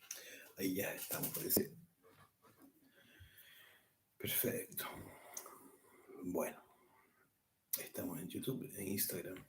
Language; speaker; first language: Spanish; native; Spanish